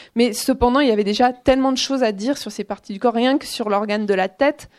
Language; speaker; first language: French; native; French